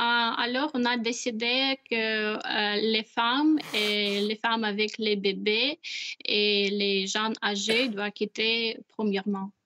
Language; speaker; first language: French; non-native, fluent; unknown